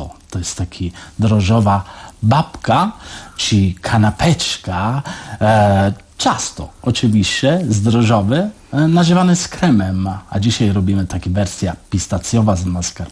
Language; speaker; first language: Polish; non-native, learner; Italian